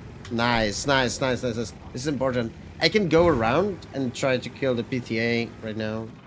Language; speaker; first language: English; non-native, fluent; Czech